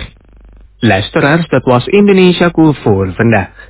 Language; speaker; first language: Dutch; non-native, fluent; Indonesian